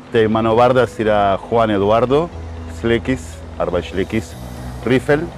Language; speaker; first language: Lithuanian; non-native, fluent; Spanish